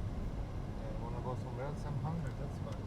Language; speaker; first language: English; non-native, learner; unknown